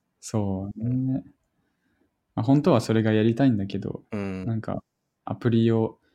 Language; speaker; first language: Japanese; non-native, fluent; French